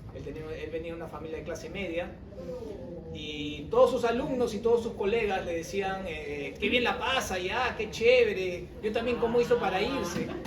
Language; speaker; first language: Spanish; native; Spanish